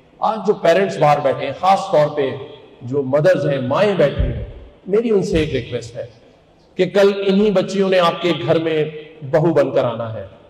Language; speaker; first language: Urdu; native; Urdu